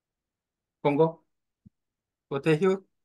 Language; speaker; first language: Vietnamese; non-native, learner; Korean